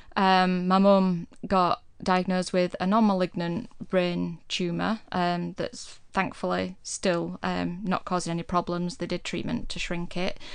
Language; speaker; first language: English; native; English